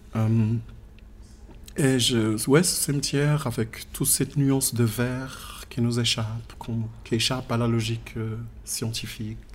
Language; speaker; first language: French; non-native, local second language; Tachelhit